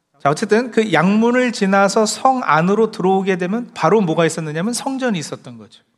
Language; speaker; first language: Korean; early bilingual, heritage; Korean